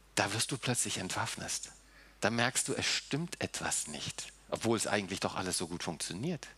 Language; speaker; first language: German; early bilingual, heritage; German